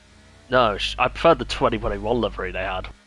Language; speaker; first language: English; native; English